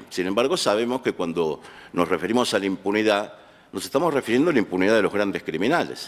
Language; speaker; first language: Spanish; native; Spanish